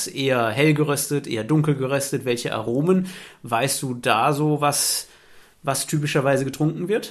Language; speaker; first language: German; native; German